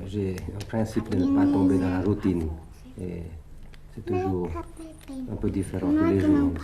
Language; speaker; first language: French; early bilingual, other home language; Thai